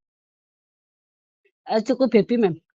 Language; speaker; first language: Cantonese; non-native, learner; Indonesian